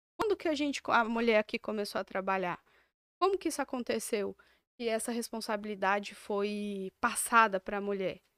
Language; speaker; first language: Portuguese; native; Portuguese